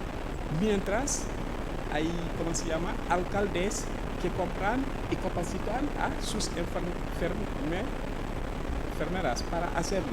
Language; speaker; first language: Spanish; non-native, fluent; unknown